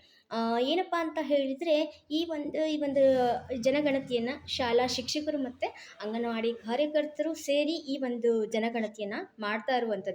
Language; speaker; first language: Kannada; native; Kannada